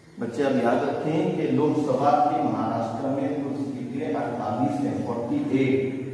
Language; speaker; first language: Urdu; native; Urdu